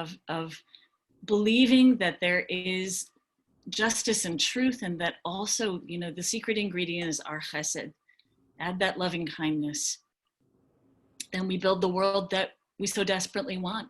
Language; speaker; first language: English; native; English